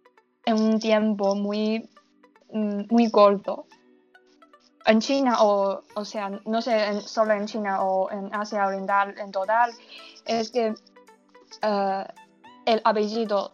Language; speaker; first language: Spanish; non-native, learner; Chinese